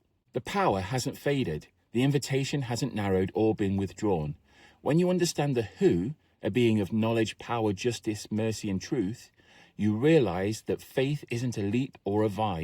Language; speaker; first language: English; native; English